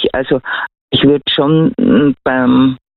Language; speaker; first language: German; native; German